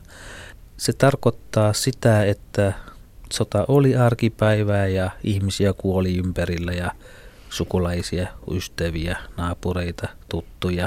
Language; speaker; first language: Finnish; non-native, fluent; Tamil